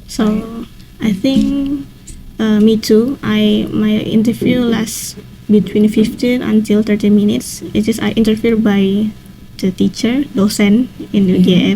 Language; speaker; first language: English; non-native, learner; Indonesian